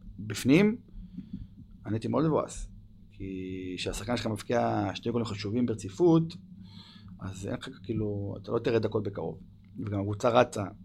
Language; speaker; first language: Hebrew; early bilingual, other home language; English